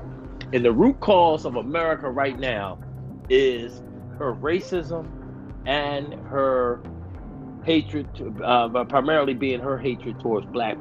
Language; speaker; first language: English; native; English